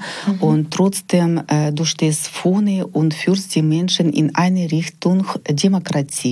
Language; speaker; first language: German; non-native, fluent; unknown